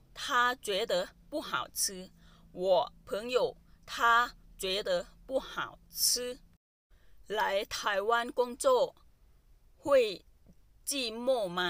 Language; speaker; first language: Chinese; non-native, fluent; Thai